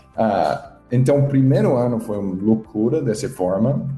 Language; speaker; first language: Portuguese; non-native, fluent; English